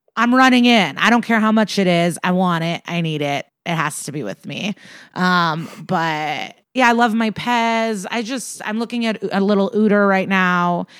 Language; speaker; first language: English; early bilingual, other home language; Russian